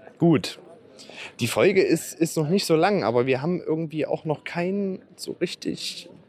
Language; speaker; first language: German; native; German